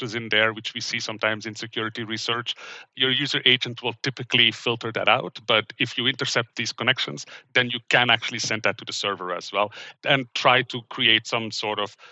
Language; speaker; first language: English; non-native, fluent; Dutch